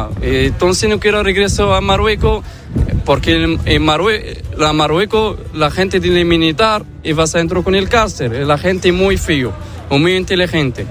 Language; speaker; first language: Spanish; non-native, learner; Arabic